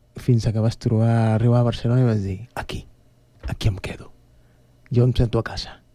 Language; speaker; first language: Catalan; non-native, fluent; Spanish